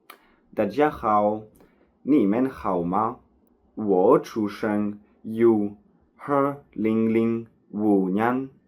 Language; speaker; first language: Chinese; non-native, learner; French